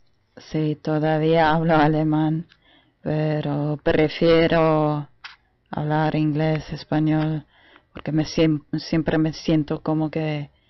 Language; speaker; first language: Spanish; non-native, fluent; German